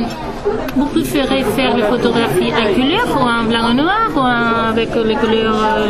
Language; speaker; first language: French; non-native, learner; Spanish